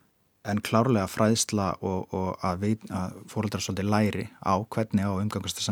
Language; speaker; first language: Icelandic; native; Icelandic